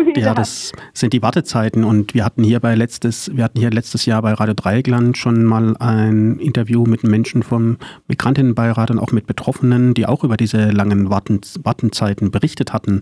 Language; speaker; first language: German; native; German